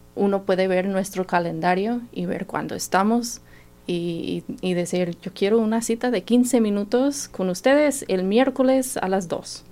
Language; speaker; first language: Spanish; non-native, fluent; English